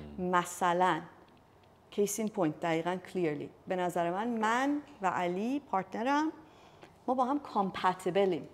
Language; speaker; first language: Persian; early bilingual, heritage; Persian